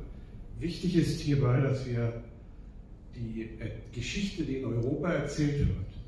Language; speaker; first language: German; early bilingual, other home language; Turkish